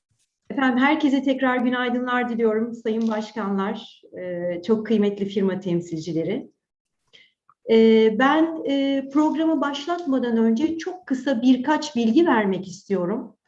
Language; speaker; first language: Turkish; native; Turkish